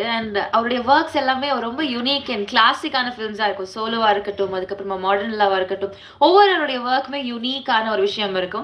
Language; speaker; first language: Tamil; native; Tamil